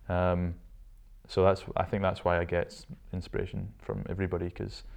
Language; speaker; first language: English; native; English